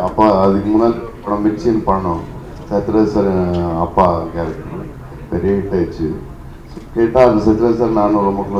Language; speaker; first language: Tamil; non-native, local second language; Telugu